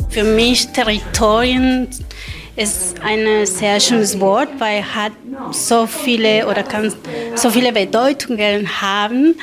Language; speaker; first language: German; non-native, learner; Spanish